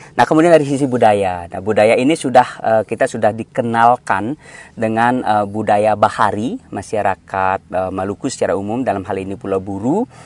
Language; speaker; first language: Indonesian; native; Indonesian